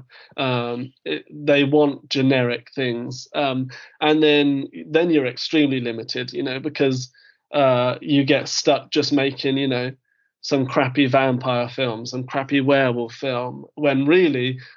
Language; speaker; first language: English; native; English